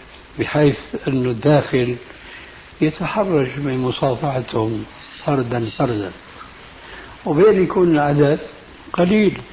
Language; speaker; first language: Arabic; native; Arabic